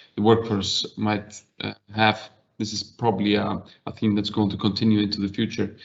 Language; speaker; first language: English; non-native, fluent; Icelandic